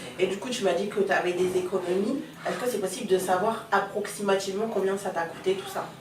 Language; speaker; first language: French; early bilingual, other home language; Soninke